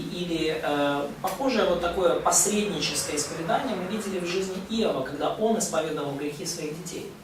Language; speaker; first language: Russian; native; Russian